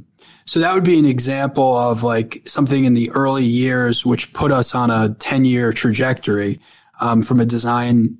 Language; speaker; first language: English; native; English